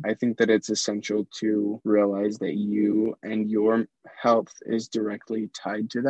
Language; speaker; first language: English; native; English